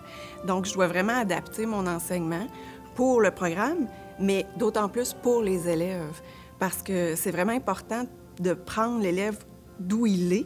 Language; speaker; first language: French; native; French